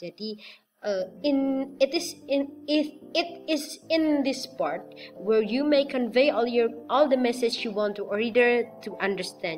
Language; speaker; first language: English; non-native, fluent; Indonesian